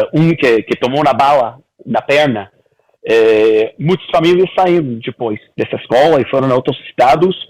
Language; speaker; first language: Portuguese; early bilingual, heritage; Portuguese